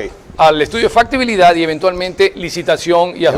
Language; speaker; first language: Spanish; native; Spanish